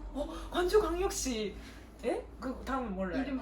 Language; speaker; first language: Korean; non-native, learner; Japanese